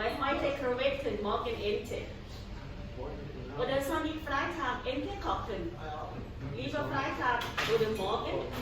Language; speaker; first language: German; non-native, learner; Thai